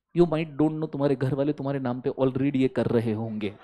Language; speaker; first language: Hindi; non-native, local second language; Marathi